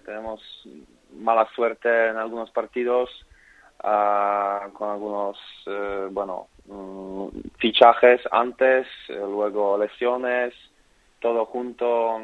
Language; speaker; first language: Spanish; non-native, fluent; Polish